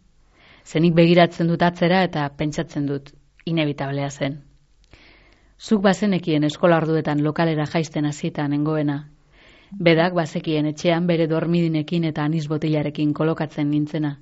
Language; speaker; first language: Basque; native; Basque